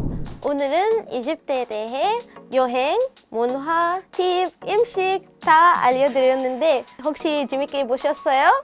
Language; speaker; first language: Korean; non-native, fluent; Arabic